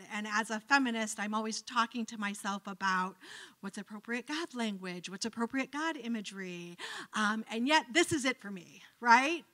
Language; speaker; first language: English; native; English